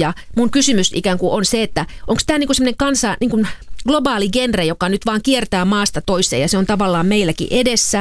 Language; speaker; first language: Finnish; native; Finnish